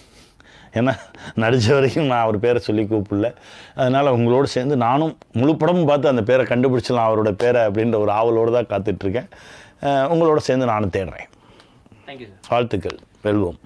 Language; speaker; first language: Tamil; native; Tamil